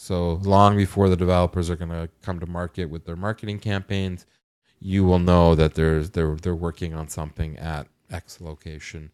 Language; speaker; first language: English; native; English